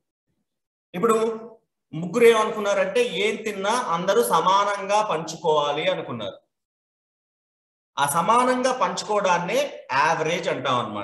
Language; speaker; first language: Telugu; native; Telugu